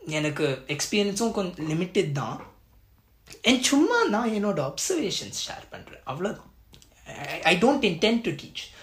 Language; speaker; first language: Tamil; early bilingual, heritage; Tamil